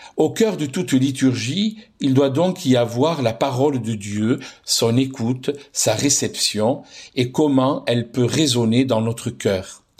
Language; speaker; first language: French; native; French